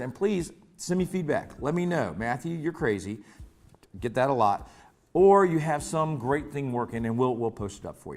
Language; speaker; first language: English; native; English